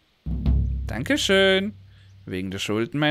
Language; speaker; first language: German; native; German